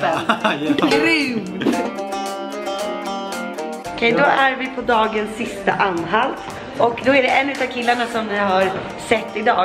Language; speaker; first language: Swedish; native; Swedish